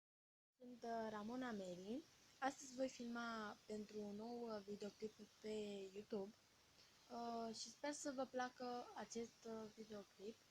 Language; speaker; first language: Romanian; native; Romanian